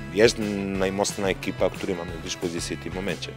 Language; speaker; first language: Polish; non-native, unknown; Italian